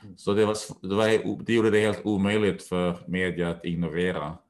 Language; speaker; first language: Swedish; native; Swedish